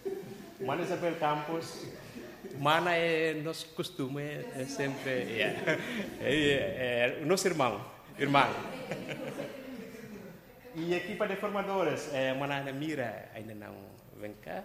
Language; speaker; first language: Portuguese; non-native, local second language; Tetum